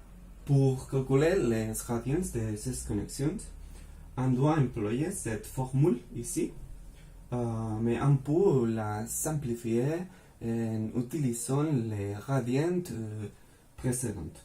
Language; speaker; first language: French; non-native, fluent; Spanish